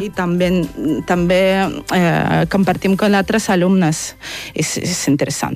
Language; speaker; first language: Catalan; non-native, learner; Russian